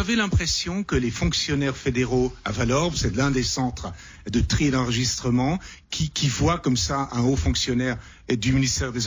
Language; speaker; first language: French; native; French